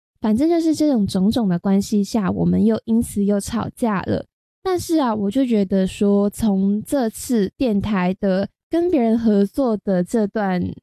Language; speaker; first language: Chinese; non-native, local second language; Cantonese